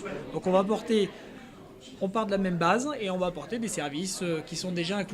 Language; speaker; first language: French; native; French